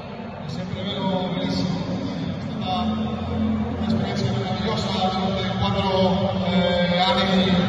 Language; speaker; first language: Italian; non-native, fluent; Spanish